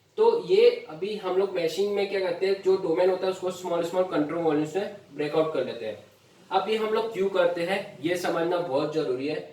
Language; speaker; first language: Hindi; non-native, local second language; Marathi